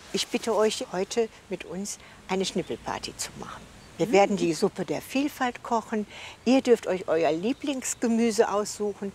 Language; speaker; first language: German; native; German